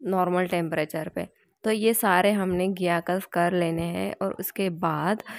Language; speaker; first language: Hindi; non-native, local second language; Marathi